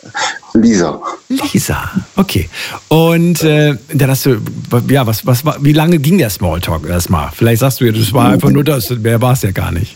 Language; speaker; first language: German; native; German